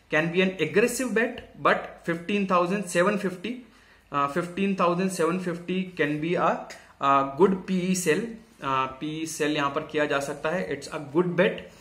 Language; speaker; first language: Hindi; native; Hindi